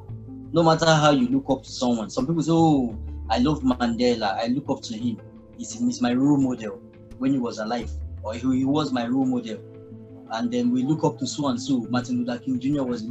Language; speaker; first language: English; non-native, local second language; Yoruba